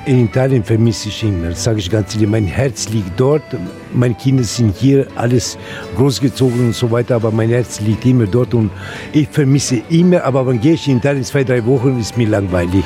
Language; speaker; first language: German; non-native, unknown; Italian